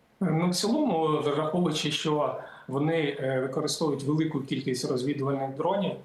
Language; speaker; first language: Ukrainian; native; Ukrainian